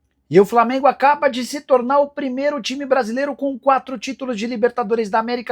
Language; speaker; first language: Portuguese; native; Portuguese